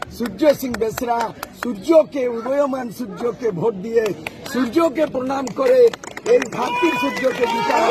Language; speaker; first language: Bangla; non-native, local second language; Santali